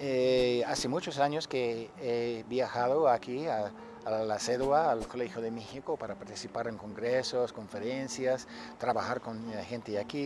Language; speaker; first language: Spanish; non-native, fluent; English